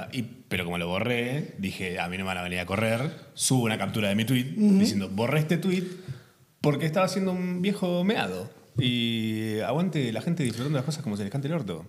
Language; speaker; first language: Spanish; native; Spanish